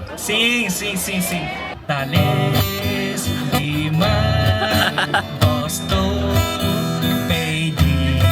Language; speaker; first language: Portuguese; non-native, learner; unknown